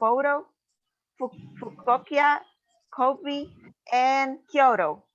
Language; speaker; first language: English; non-native, learner; Spanish